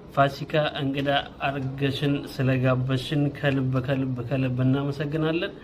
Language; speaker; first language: Amharic; non-native, local second language; Oromo